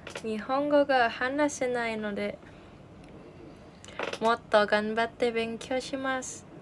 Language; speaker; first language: Japanese; non-native, learner; Indonesian